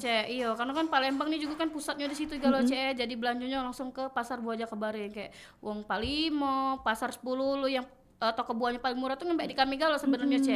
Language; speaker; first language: Indonesian; native; Indonesian